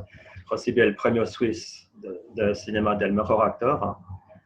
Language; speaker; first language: Spanish; non-native, fluent; French